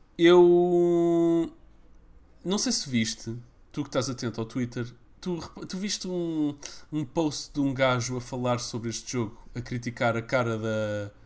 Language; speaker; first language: Portuguese; early bilingual, other home language; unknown